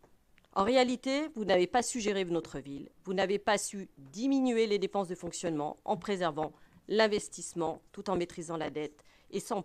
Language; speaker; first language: French; native; French